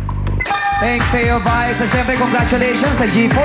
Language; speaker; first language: Filipino; native; Filipino